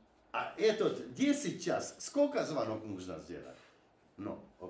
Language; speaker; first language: Russian; non-native, learner; Hungarian